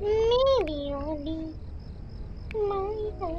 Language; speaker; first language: English; non-native, local second language; Filipino